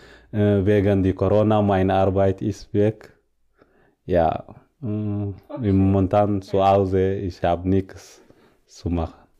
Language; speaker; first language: German; non-native, learner; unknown